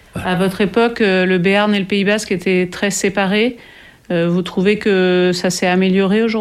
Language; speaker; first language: French; native; French